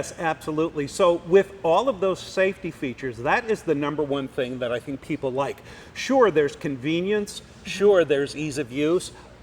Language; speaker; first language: English; native; English